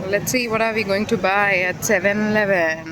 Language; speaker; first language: English; non-native, local second language; Malayalam